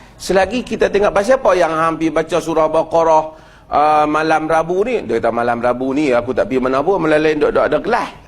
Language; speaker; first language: Malay; native; Malay